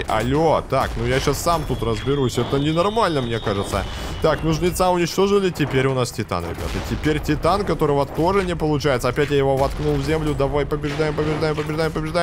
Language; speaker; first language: Russian; native; Russian